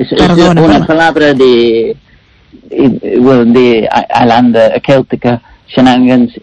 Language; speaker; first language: Spanish; non-native, learner; English